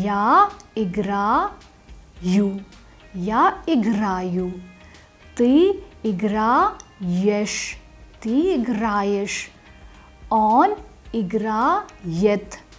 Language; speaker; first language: Russian; non-native, fluent; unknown